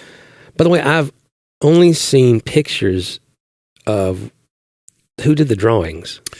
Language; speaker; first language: English; native; English